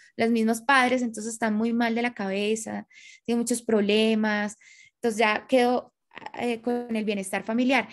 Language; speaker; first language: Spanish; native; Spanish